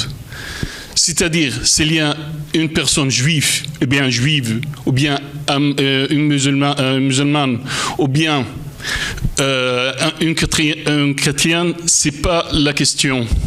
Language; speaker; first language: French; non-native, fluent; Arabic